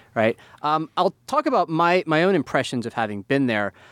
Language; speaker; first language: English; early bilingual, other home language; Spanish